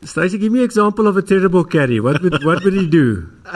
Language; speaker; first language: English; non-native, local second language; Afrikaans